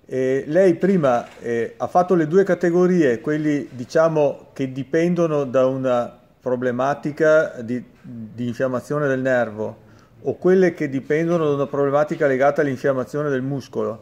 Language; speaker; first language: Italian; native; Italian